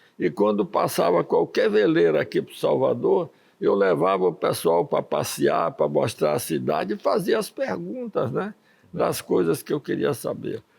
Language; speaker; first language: Portuguese; early bilingual, other home language; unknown